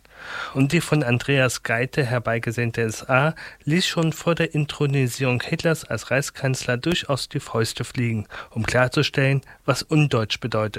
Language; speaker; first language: German; native; German